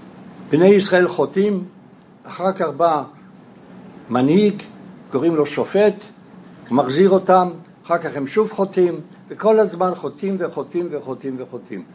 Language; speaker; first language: Hebrew; non-native, fluent; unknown